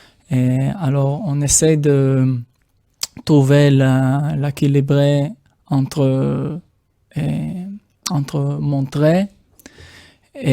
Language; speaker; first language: French; non-native, fluent; Hebrew